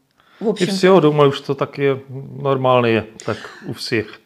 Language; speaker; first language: Russian; non-native, learner; Czech